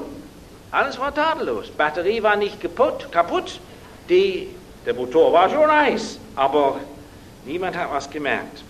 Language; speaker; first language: German; non-native, fluent; English